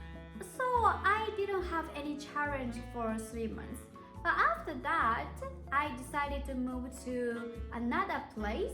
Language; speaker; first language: English; non-native, fluent; Japanese